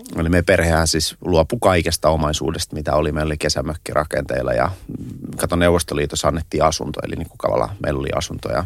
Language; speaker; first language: Finnish; early bilingual, other home language; Russian